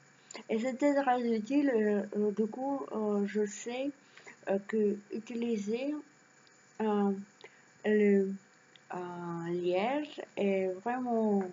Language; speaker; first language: French; non-native, learner; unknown